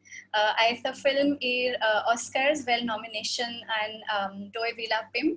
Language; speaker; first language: Welsh; non-native, fluent; Hindi